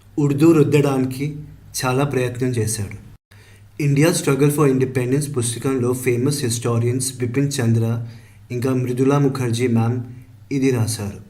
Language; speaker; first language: Telugu; early bilingual, heritage; Telugu